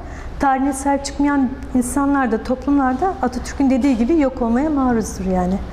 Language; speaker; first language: Turkish; native; Turkish